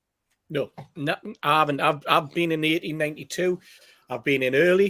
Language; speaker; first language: English; native; English